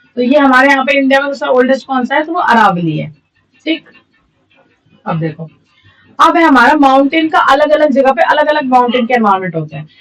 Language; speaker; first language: Hindi; native; Hindi